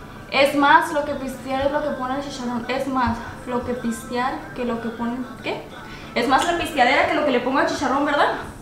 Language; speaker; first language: Spanish; early bilingual, heritage; Spanish